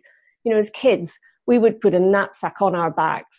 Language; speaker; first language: English; native; English